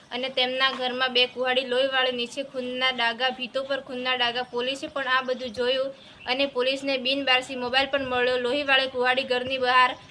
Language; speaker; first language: Gujarati; native; Gujarati